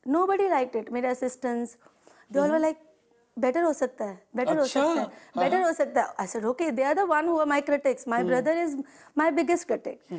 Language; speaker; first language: Hindi; non-native, local second language; Urdu